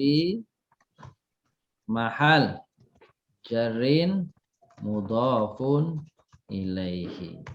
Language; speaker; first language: Arabic; non-native, fluent; Indonesian